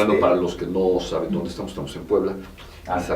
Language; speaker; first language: Spanish; native; Spanish